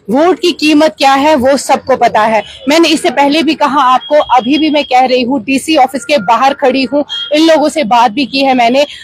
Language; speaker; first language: Hindi; non-native, local second language; Kashmiri